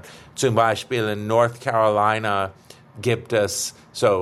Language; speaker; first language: German; non-native, fluent; English